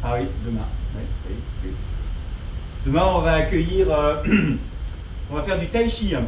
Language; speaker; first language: French; native; French